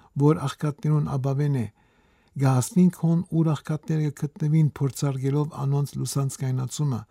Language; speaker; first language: Armenian; early bilingual, heritage; Armenian